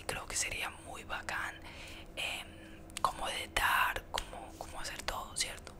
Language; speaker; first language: Spanish; early bilingual, heritage; Spanish